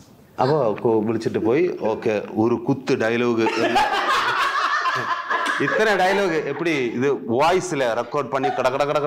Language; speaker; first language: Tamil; non-native, learner; Malayalam